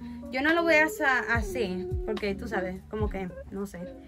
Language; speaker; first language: Spanish; early bilingual, heritage; Spanish